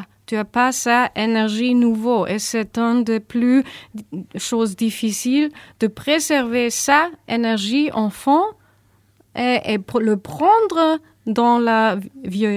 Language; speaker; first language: French; non-native, learner; German